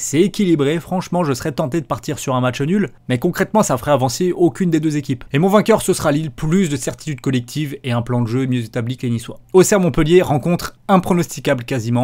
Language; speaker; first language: French; native; French